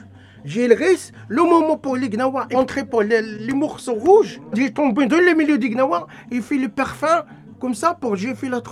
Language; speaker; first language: French; non-native, learner; Arabic